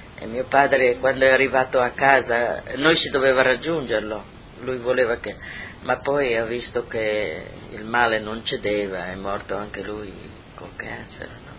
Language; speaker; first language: Italian; native; Italian